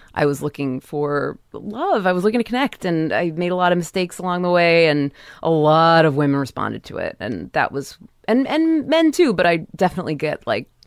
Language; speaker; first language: English; native; English